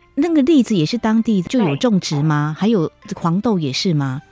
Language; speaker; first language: Chinese; native; Chinese